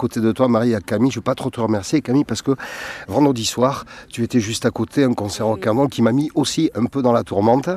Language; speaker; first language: French; native; French